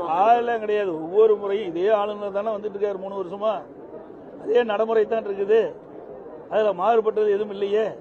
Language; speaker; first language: Tamil; native; Tamil